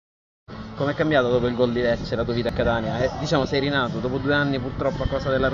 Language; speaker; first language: Italian; native; Italian